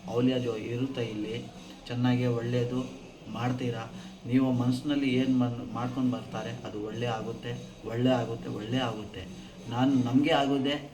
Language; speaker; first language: Kannada; non-native, local second language; Urdu